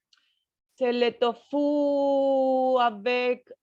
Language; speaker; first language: French; non-native, learner; Spanish